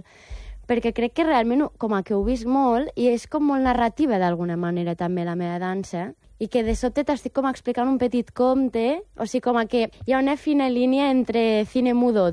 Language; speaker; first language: Catalan; native; Catalan